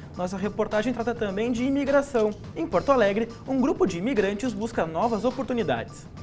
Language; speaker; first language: Portuguese; native; Portuguese